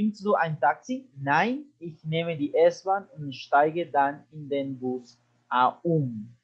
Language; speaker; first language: German; non-native, fluent; Spanish